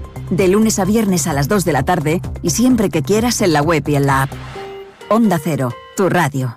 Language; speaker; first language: Spanish; native; Spanish